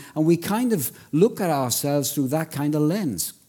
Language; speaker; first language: English; native; English